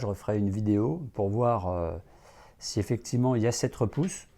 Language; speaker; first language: French; native; French